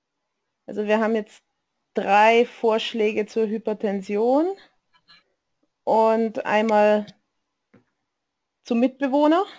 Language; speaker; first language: German; native; German